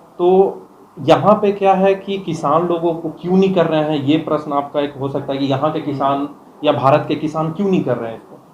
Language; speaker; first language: Hindi; native; Hindi